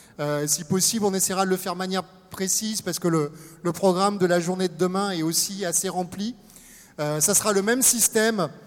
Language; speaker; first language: French; native; French